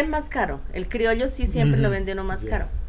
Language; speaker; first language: Spanish; native; Spanish